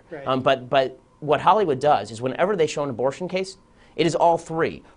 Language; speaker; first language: English; native; English